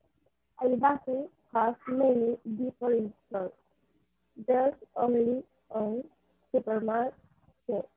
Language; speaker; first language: English; non-native, learner; Spanish